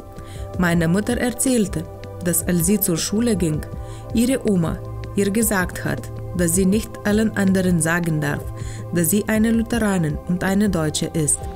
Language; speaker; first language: German; non-native, fluent; Lithuanian